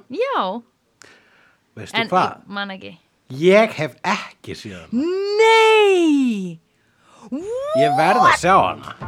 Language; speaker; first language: Icelandic; native; Icelandic